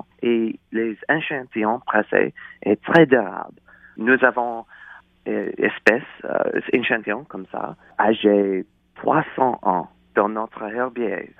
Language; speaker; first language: French; non-native, learner; English